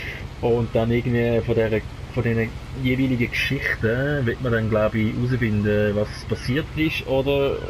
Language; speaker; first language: German; native; German